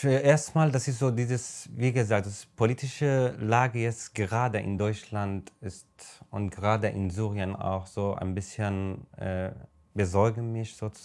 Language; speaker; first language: German; non-native, fluent; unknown